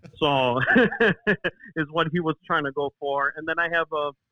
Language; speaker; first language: English; early bilingual, other home language; Greek